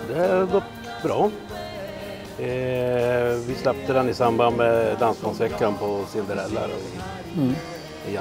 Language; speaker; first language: Swedish; native; Swedish